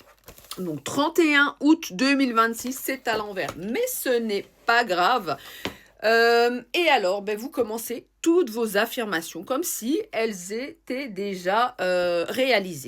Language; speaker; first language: French; native; French